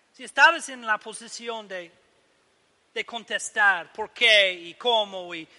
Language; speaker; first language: Spanish; non-native, learner; English